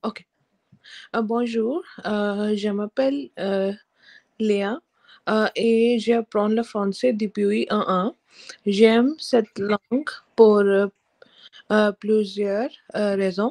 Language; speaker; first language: French; non-native, learner; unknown